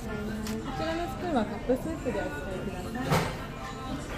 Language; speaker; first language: Japanese; native; Japanese